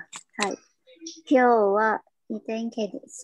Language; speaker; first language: Japanese; non-native, learner; Filipino